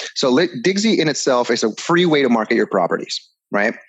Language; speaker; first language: English; early bilingual, other home language; Spanish